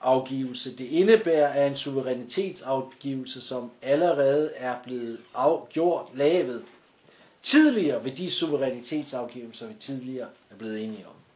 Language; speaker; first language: Danish; native; Danish